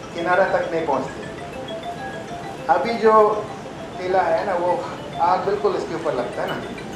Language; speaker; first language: Urdu; non-native, fluent; English